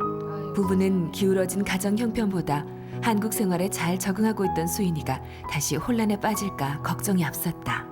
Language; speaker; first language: Korean; native; Korean